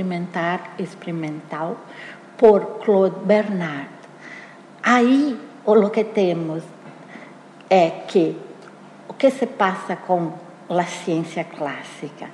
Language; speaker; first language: Spanish; non-native, fluent; Portuguese